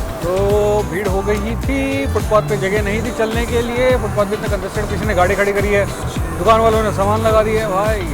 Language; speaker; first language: Hindi; native; Hindi